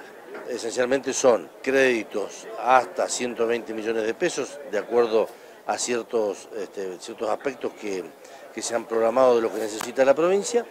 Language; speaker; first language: Spanish; native; Spanish